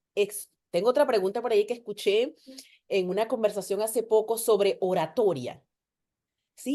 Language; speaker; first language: Spanish; native; Spanish